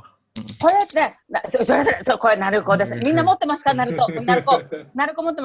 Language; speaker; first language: Japanese; non-native, fluent; Indonesian